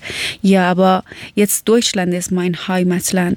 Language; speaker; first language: German; early bilingual, other home language; Persian